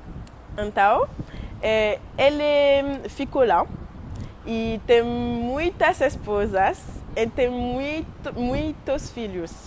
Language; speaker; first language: Portuguese; non-native, learner; French